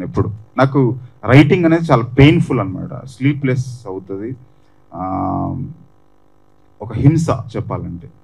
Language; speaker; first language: Telugu; native; Telugu